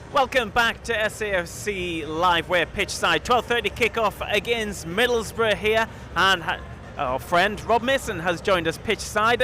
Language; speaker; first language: English; native; English